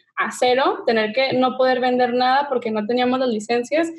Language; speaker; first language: Spanish; native; Spanish